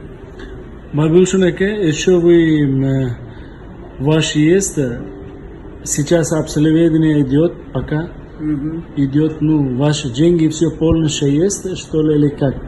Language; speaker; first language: Russian; non-native, learner; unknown